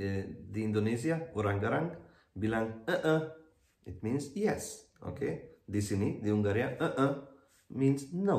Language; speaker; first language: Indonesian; non-native, learner; Hungarian